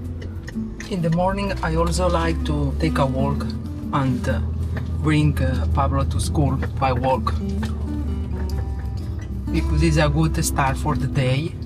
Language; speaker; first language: English; non-native, learner; Spanish